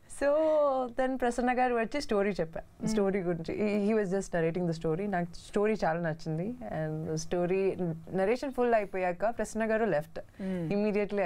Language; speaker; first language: Telugu; non-native, fluent; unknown